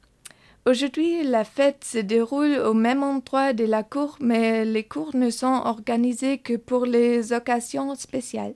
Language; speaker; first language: French; non-native, fluent; German